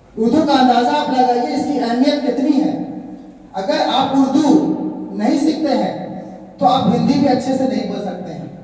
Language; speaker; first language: Urdu; native; Urdu